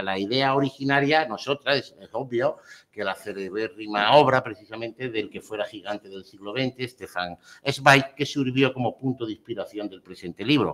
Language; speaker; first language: Spanish; native; Spanish